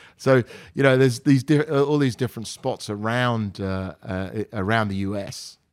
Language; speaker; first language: English; native; English